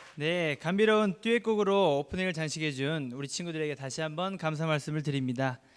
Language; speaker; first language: Korean; native; Korean